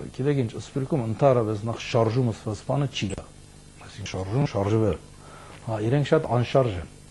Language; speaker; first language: Armenian; early bilingual, heritage; Armenian